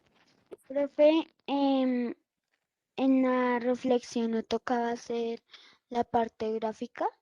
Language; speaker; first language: Spanish; native; Spanish